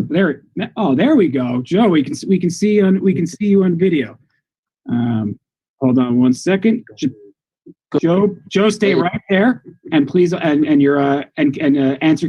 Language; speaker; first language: English; native; English